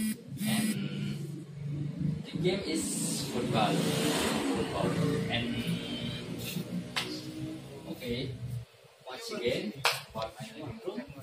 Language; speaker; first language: English; non-native, learner; Indonesian